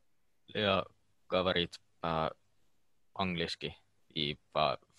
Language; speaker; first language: Russian; non-native, learner; Finnish